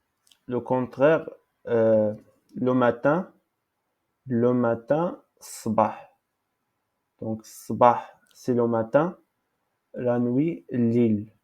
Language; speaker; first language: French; non-native, local second language; Arabic